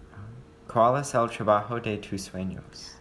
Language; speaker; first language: Spanish; non-native, learner; English